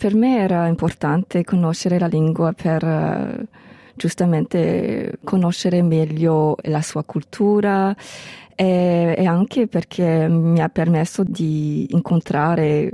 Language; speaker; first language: Italian; non-native, fluent; English